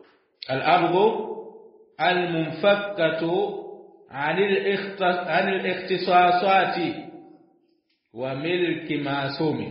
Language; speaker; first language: Arabic; non-native, fluent; Swahili